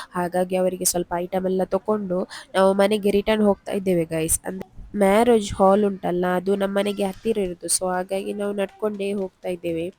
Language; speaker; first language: Kannada; non-native, local second language; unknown